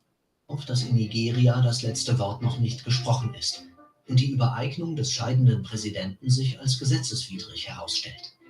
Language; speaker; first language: German; native; German